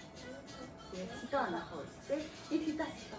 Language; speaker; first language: Mongolian; native; Mongolian